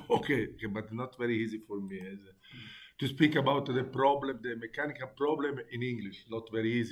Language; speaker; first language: English; non-native, learner; Italian